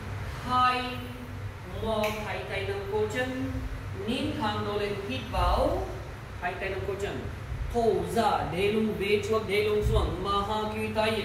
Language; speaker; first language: Vietnamese; non-native, learner; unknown